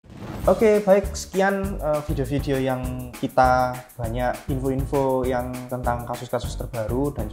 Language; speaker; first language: Indonesian; native; Indonesian